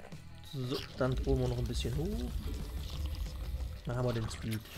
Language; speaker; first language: German; native; German